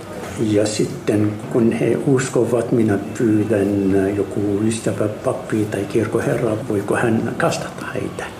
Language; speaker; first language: Finnish; non-native, fluent; Arabic